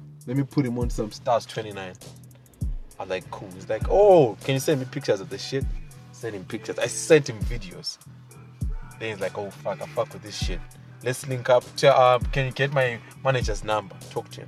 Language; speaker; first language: English; non-native, local second language; Shona